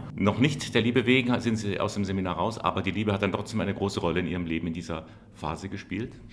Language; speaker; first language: German; native; German